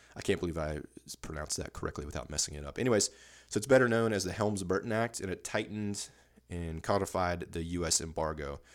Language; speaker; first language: English; native; English